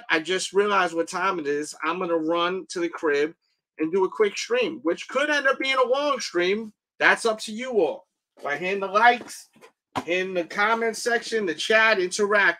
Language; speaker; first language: English; native; English